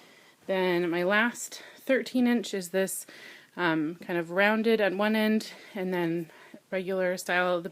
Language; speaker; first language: English; native; English